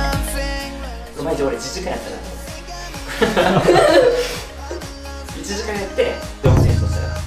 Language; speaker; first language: Japanese; native; Japanese